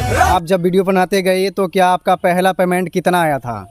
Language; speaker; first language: Hindi; native; Hindi